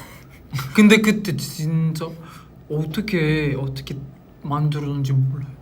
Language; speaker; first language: Korean; non-native, local second language; Filipino